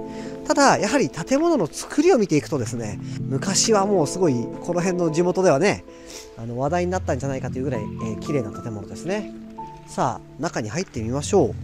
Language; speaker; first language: Japanese; native; Japanese